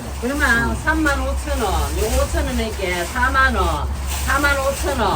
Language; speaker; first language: Korean; non-native, learner; Thai